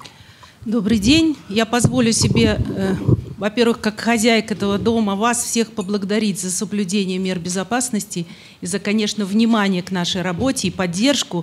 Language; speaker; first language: Russian; native; Russian